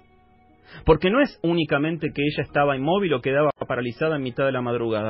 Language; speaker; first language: Spanish; native; Spanish